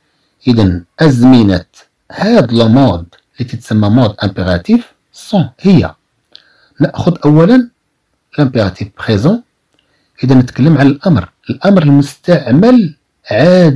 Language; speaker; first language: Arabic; native; Arabic